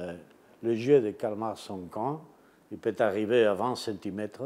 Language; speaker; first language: French; non-native, fluent; Spanish